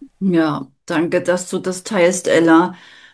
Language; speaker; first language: German; native; German